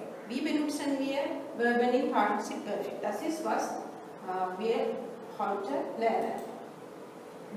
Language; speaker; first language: German; non-native, fluent; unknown